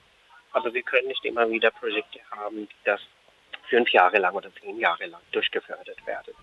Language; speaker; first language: German; non-native, fluent; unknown